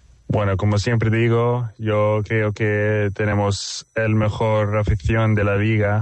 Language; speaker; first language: Spanish; non-native, fluent; Swedish